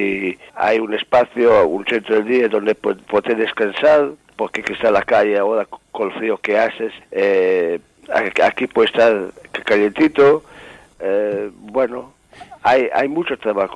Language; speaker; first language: Spanish; non-native, learner; Italian